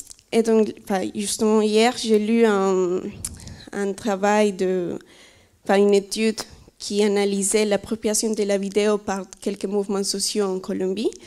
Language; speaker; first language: French; non-native, fluent; Spanish